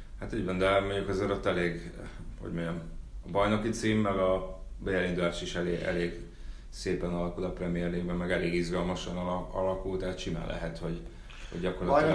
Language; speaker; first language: Hungarian; native; Hungarian